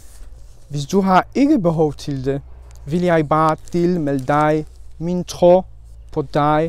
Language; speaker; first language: Danish; non-native, learner; Polish